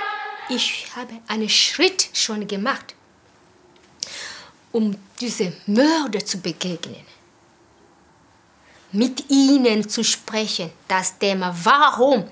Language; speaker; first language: German; non-native, learner; Kinyarwanda